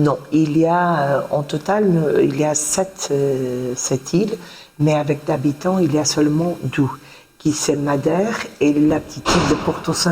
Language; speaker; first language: French; non-native, fluent; Portuguese